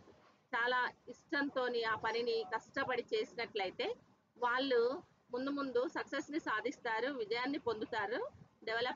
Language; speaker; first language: Telugu; native; Telugu